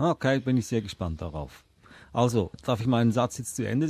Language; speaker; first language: German; native; German